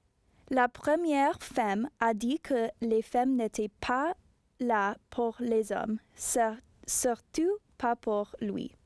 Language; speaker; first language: French; non-native, learner; English